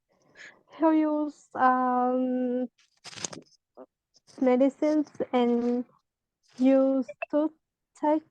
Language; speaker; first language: English; non-native, learner; Vietnamese